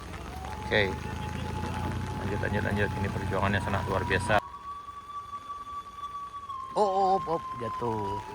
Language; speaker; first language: Indonesian; non-native, local second language; Minangkabau